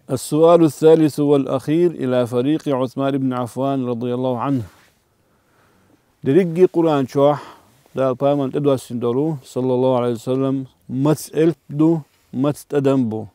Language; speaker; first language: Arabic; non-native, fluent; Chechen